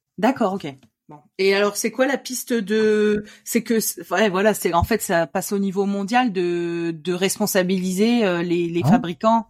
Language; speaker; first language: French; native; French